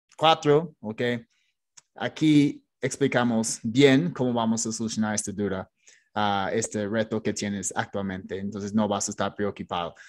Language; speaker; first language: Spanish; non-native, fluent; English